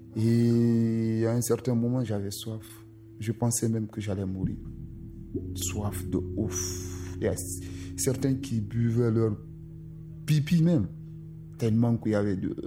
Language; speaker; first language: French; non-native, local second language; Susu